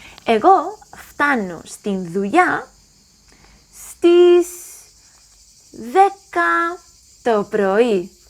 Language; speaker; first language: Greek; non-native, learner; English